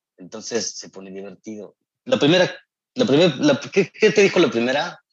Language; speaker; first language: Spanish; native; Spanish